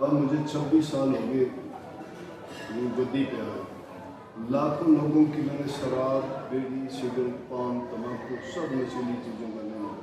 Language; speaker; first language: Hindi; native; Hindi